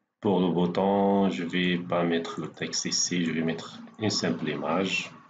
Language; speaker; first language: French; non-native, local second language; Arabic